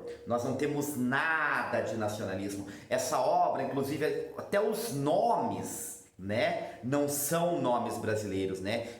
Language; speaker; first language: Portuguese; native; Portuguese